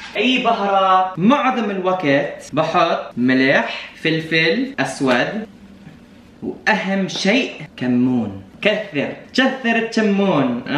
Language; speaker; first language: Arabic; non-native, fluent; English